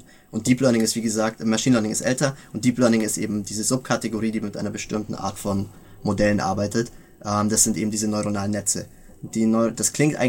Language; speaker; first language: German; native; German